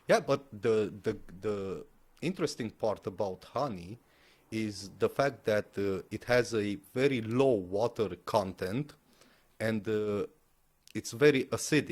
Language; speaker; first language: English; non-native, fluent; Romanian